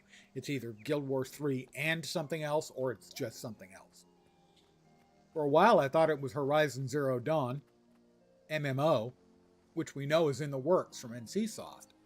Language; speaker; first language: English; native; English